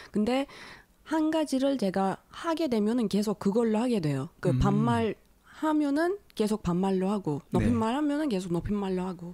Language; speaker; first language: Korean; non-native, fluent; Turkish